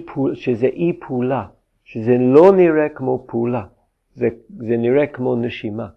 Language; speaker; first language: Hebrew; non-native, fluent; English